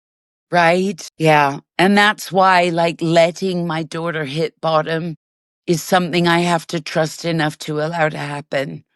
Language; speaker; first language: English; native; English